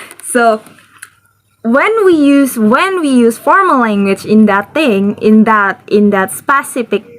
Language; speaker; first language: English; non-native, learner; Indonesian